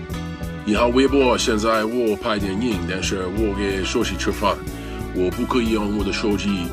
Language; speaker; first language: Chinese; non-native, learner; English